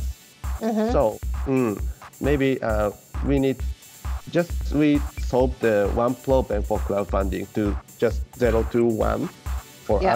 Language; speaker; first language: English; non-native, learner; Japanese